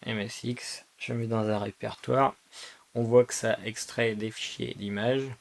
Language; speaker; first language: French; native; French